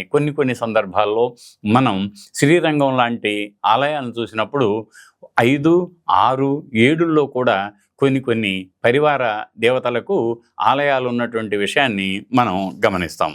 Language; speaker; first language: Telugu; native; Telugu